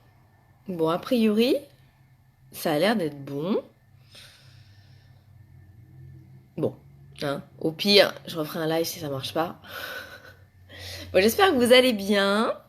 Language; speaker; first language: French; native; French